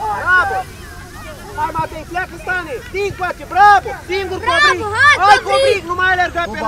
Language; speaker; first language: Romanian; native; Romanian